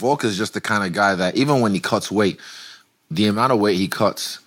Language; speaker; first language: English; non-native, local second language; Yoruba